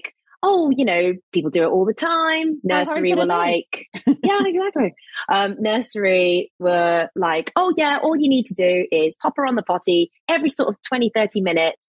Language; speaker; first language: English; native; English